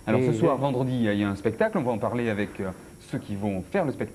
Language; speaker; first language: French; native; French